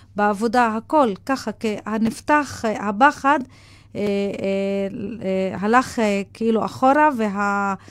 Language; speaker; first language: Hebrew; non-native, local second language; Arabic